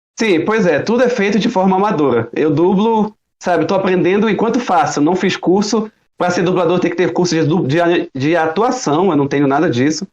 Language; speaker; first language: Portuguese; early bilingual, other home language; German